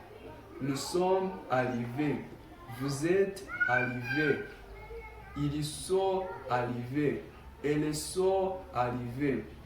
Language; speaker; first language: French; non-native, local second language; Kinyarwanda